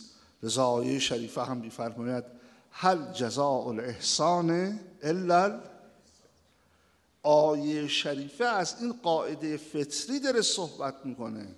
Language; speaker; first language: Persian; native; Persian